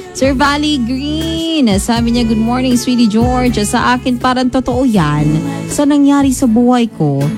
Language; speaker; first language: Filipino; non-native, local second language; Cebuano